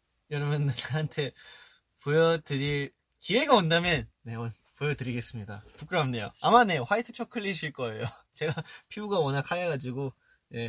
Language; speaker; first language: Korean; early bilingual, heritage; Korean